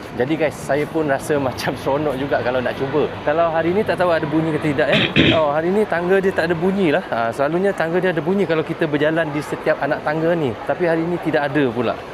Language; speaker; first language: Malay; native; Malay